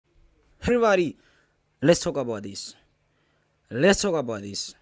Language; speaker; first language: English; non-native, local second language; Zulu